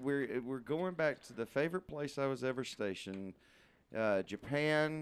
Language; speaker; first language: English; native; English